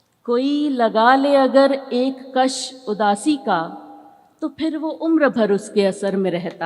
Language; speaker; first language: Hindi; native; Hindi